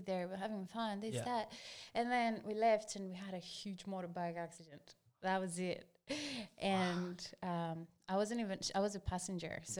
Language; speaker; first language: English; non-native, fluent; Greek